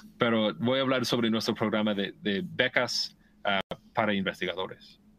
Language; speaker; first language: Spanish; non-native, fluent; English